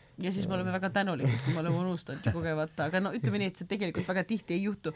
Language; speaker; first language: Estonian; early bilingual, heritage; Estonian